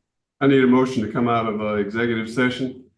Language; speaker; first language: English; native; English